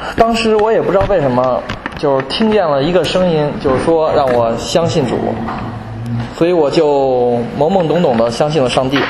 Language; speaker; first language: Chinese; native; Chinese